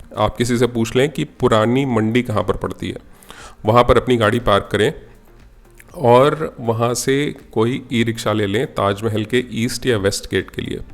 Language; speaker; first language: Hindi; native; Hindi